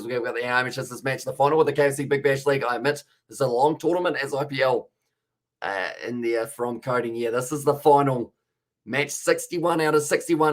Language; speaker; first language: English; native; English